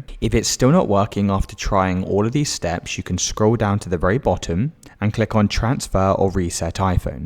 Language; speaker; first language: English; native; English